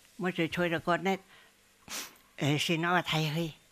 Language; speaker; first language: French; non-native, learner; Chinese